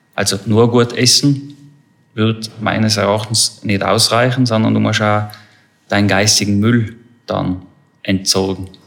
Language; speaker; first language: German; native; German